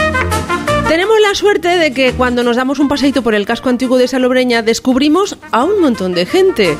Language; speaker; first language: Spanish; native; Spanish